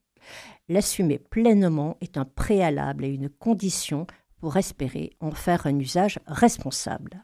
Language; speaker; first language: French; native; French